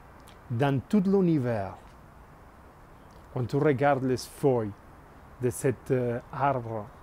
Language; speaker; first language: French; non-native, learner; Spanish